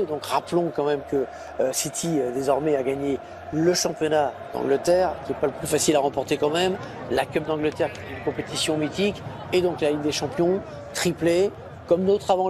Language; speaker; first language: French; native; French